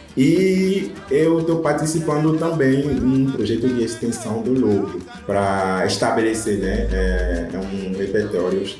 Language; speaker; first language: Portuguese; non-native, fluent; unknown